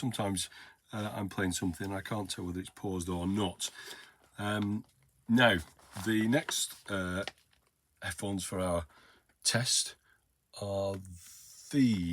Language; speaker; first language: English; native; English